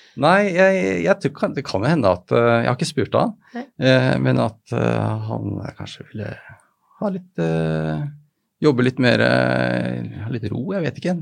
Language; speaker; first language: Norwegian; native; Norwegian